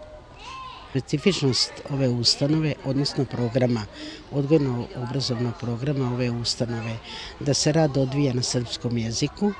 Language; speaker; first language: Croatian; native; Croatian